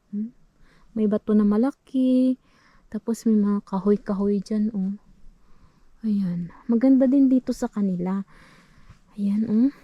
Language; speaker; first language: Filipino; non-native, local second language; Cebuano